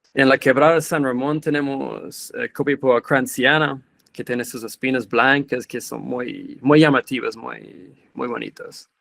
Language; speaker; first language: Spanish; non-native, fluent; English